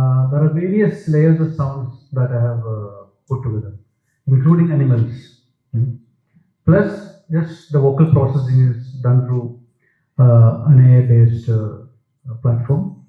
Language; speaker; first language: English; non-native, local second language; Malayalam